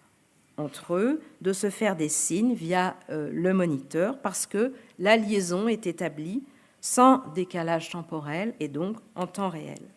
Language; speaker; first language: French; native; French